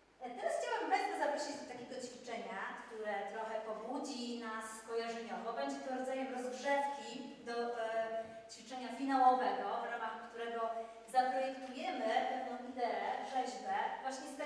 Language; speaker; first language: Polish; native; Polish